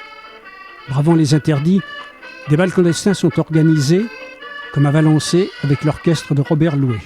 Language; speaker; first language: French; native; French